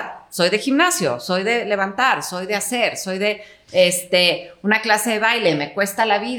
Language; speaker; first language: Spanish; native; Spanish